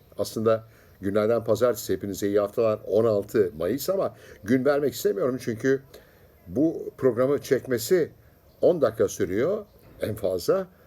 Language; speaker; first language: Turkish; native; Turkish